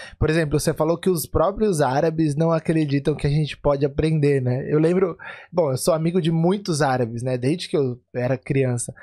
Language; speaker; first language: Portuguese; native; Portuguese